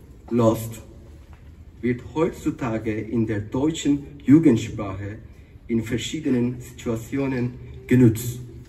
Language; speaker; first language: German; non-native, learner; Turkish